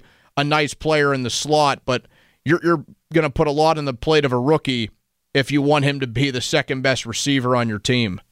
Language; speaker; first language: English; native; English